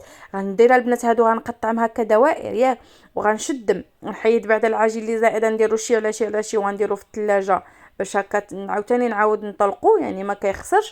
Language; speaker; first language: Arabic; native; Arabic